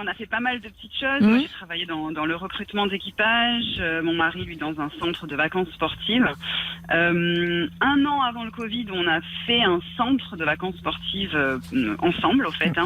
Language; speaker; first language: French; native; French